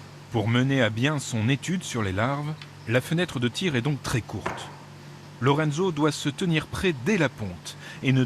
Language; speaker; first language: French; native; French